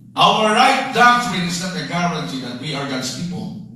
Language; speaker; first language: English; non-native, local second language; Filipino